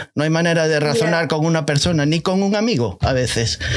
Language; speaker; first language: Spanish; native; Spanish